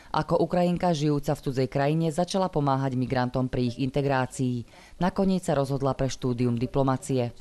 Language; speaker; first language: Slovak; native; Slovak